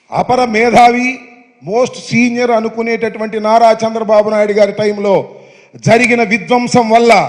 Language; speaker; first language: Telugu; native; Telugu